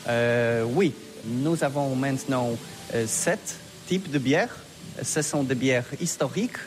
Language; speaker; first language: French; non-native, learner; Polish